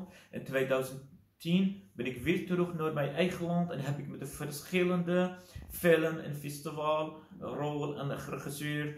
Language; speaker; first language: Dutch; non-native, learner; Kurdish